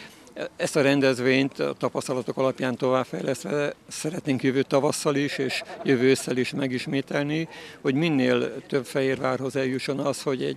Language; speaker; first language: Hungarian; native; Hungarian